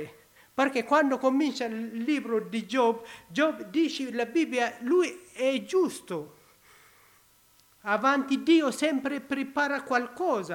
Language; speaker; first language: Italian; non-native, learner; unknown